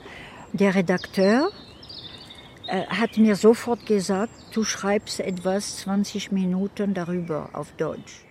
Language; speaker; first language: German; non-native, fluent; French